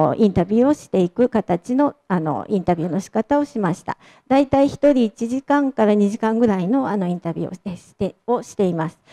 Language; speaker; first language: Japanese; native; Japanese